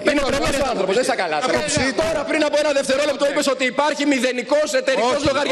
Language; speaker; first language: Greek; native; Greek